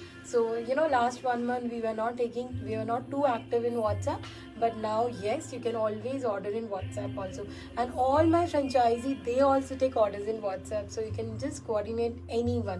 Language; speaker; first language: English; non-native, local second language; Hindi